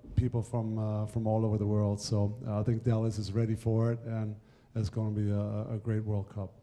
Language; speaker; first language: English; non-native, fluent; German